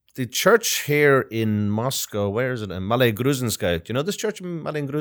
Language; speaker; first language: English; native; English